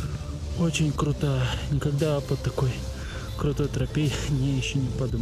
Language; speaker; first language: Russian; native; Russian